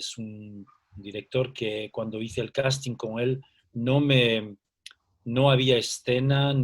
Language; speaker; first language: Spanish; early bilingual, heritage; Spanish